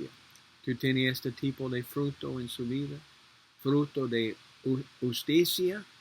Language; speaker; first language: Spanish; non-native, learner; English